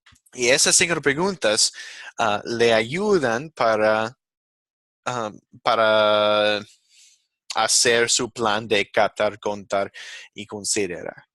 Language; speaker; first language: Spanish; non-native, fluent; English